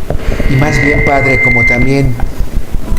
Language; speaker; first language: Spanish; native; Spanish